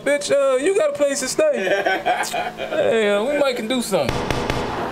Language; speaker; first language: English; native; English